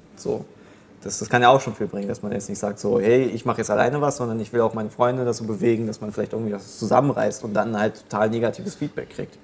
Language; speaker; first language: German; native; German